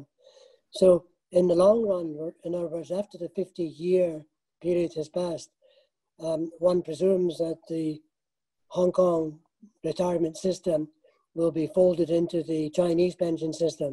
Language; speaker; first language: English; native; English